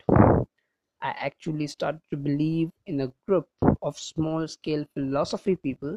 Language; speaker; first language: English; non-native, local second language; Hindi